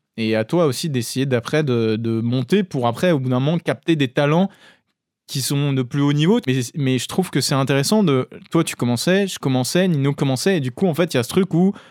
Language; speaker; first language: French; native; French